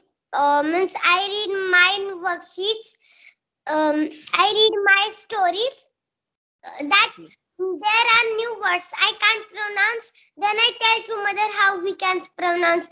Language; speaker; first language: English; non-native, local second language; Marathi